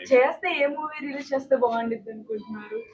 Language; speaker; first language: Telugu; native; Telugu